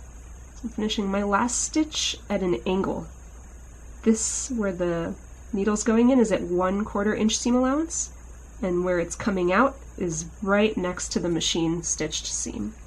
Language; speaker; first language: English; native; English